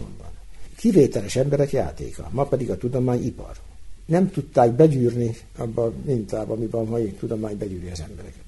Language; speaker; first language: Hungarian; native; Hungarian